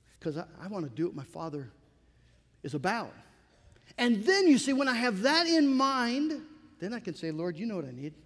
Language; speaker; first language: English; native; English